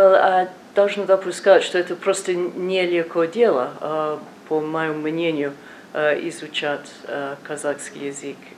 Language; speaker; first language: Russian; non-native, learner; English